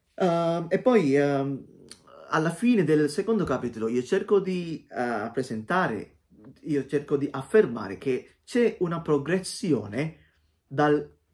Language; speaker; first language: Italian; non-native, fluent; Sinhala